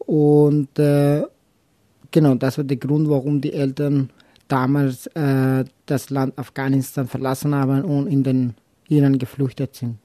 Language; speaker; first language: German; non-native, local second language; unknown